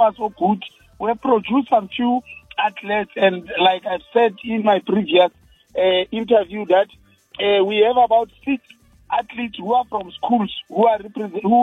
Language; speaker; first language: English; non-native, local second language; Tswana